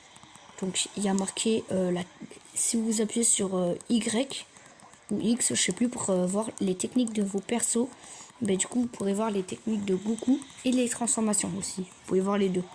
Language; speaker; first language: French; native; French